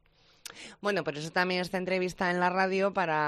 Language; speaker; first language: Spanish; native; Spanish